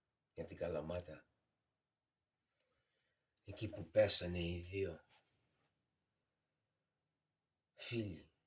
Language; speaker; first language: Greek; early bilingual, heritage; Greek